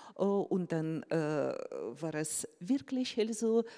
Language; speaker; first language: German; non-native, fluent; Russian